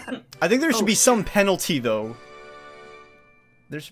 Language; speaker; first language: English; native; English